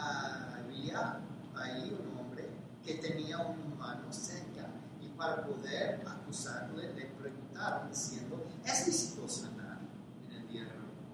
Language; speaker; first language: Spanish; non-native, fluent; English